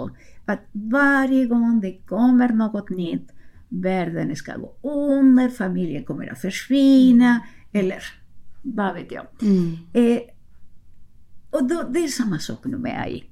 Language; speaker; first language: Swedish; non-native, fluent; Spanish